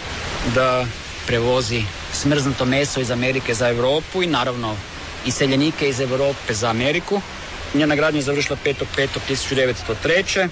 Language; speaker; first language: Serbian; native; Serbian